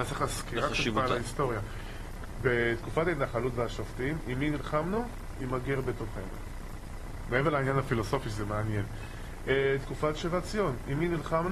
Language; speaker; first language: Hebrew; native; Hebrew